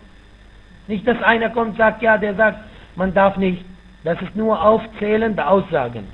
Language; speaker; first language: German; non-native, fluent; Arabic